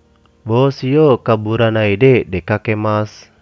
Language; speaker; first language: Japanese; non-native, fluent; Indonesian